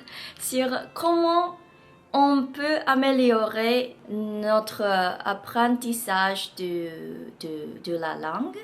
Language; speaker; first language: French; non-native, learner; Japanese